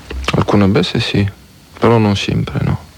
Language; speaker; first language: Spanish; non-native, learner; French